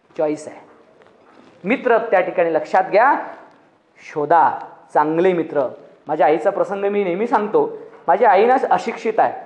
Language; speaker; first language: Marathi; non-native, local second language; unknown